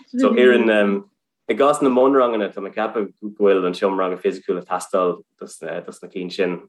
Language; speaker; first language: Irish; non-native, local second language; English